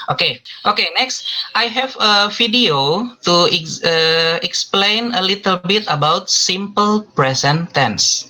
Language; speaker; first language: English; non-native, fluent; Indonesian